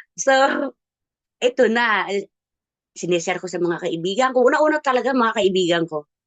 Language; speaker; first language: Filipino; non-native, local second language; Cebuano